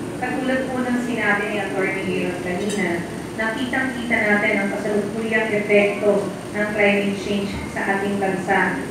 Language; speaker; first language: Filipino; native; Filipino